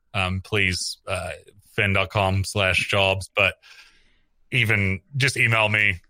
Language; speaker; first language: English; native; English